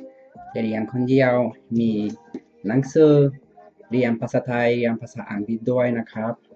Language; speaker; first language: Thai; non-native, learner; Dutch